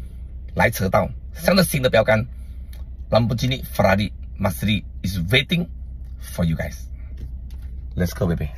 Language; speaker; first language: English; non-native, fluent; Chinese